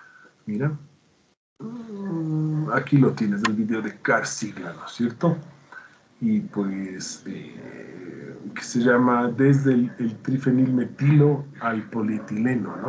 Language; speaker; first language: Spanish; native; Spanish